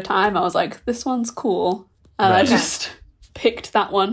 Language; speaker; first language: English; native; English